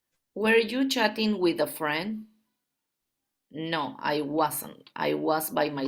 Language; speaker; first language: English; non-native, learner; Spanish